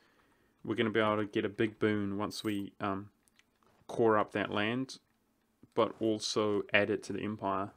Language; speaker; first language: English; native; English